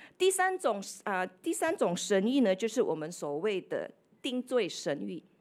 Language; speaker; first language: Chinese; non-native, fluent; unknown